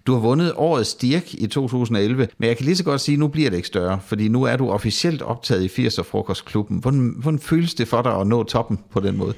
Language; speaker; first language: Danish; native; Danish